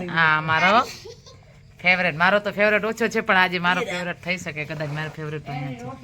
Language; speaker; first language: Gujarati; non-native, local second language; Kachhi